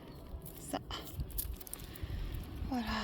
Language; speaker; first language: French; non-native, learner; Japanese